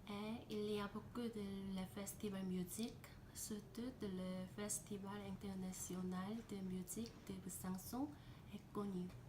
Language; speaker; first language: French; non-native, learner; Korean